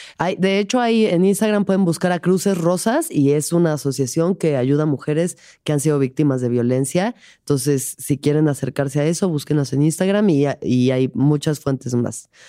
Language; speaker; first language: Spanish; native; Spanish